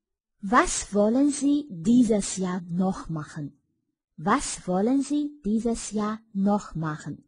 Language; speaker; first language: German; non-native, fluent; Chinese